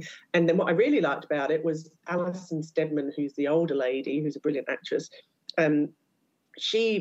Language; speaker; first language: English; native; English